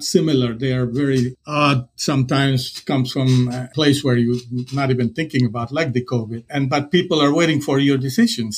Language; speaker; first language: English; non-native, local second language; Hindi